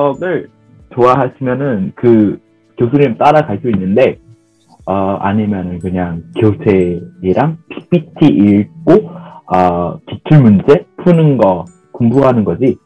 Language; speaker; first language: Korean; non-native, fluent; Vietnamese